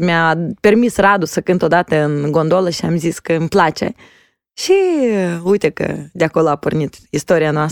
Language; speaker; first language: Romanian; native; Romanian